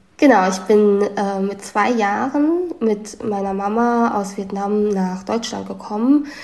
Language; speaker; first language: German; early bilingual, other home language; Vietnamese